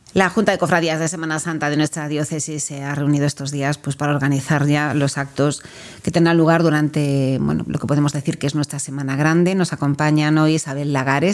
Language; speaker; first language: Spanish; native; Spanish